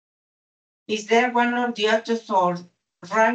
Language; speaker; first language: English; non-native, learner; Spanish